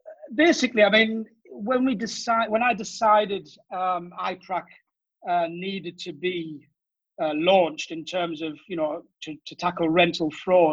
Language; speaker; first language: English; native; English